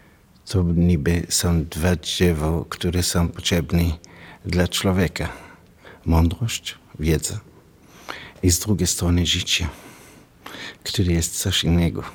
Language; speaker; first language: Polish; non-native, learner; Hebrew